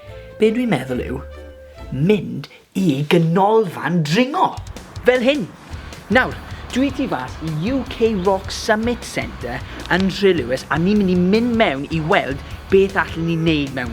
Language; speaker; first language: Welsh; non-native, local second language; English